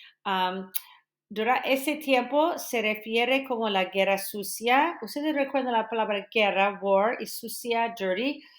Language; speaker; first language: Spanish; non-native, fluent; English